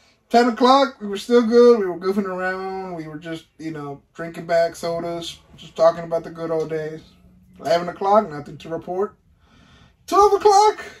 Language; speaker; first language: English; early bilingual, other home language; Spanish